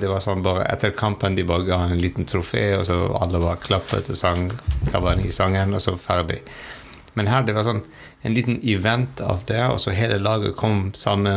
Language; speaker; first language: Norwegian; non-native, fluent; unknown